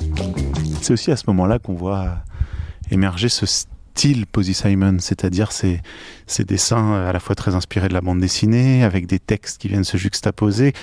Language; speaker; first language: French; native; French